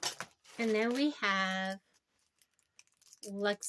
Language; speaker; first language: English; native; English